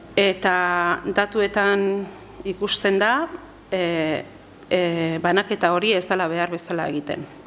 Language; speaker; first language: Basque; native; Basque